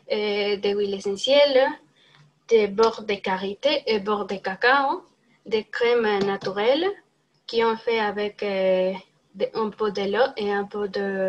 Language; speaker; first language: French; non-native, learner; Spanish